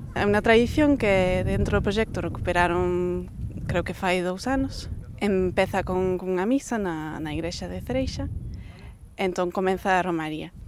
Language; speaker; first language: Galician; non-native, fluent; English